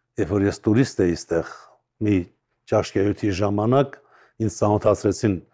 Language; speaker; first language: Armenian; native; Armenian